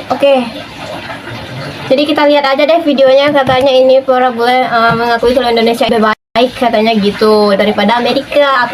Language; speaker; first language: Indonesian; native; Indonesian